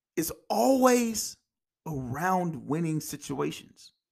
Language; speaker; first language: English; native; English